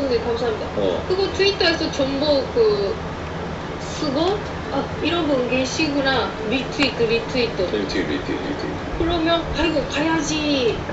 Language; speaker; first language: Korean; non-native, fluent; Japanese